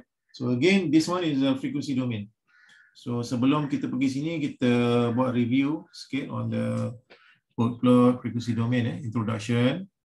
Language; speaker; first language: English; non-native, local second language; Malay